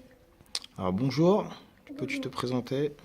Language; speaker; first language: French; native; French